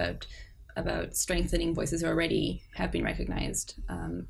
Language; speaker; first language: English; non-native, local second language; Afrikaans